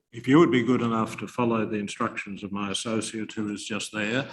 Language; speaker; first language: English; native; English